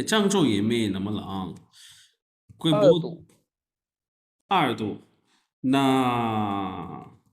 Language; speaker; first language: Chinese; non-native, learner; Urdu